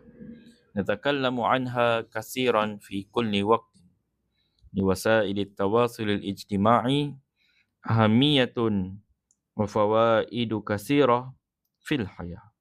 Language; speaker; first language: Arabic; non-native, fluent; Malay